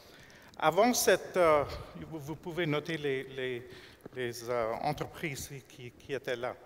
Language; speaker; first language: French; non-native, fluent; English